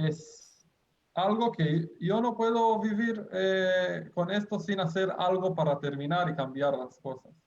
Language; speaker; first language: Spanish; non-native, fluent; Hebrew